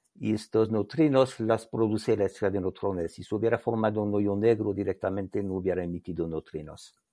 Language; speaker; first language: Spanish; non-native, fluent; French